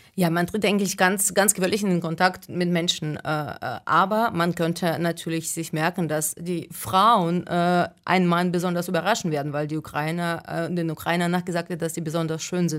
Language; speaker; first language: German; non-native, fluent; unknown